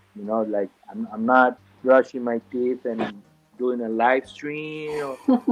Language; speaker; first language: English; non-native, fluent; Spanish